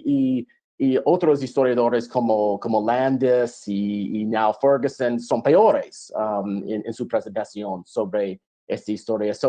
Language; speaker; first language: Spanish; non-native, fluent; English